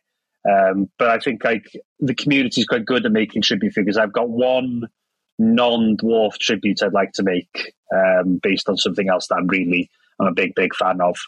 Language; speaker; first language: English; non-native, local second language; Welsh